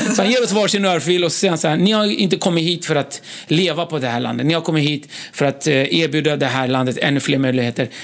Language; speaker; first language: Swedish; early bilingual, other home language; Kurdish